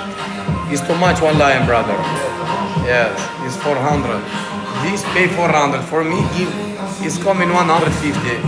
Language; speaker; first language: English; non-native, learner; Albanian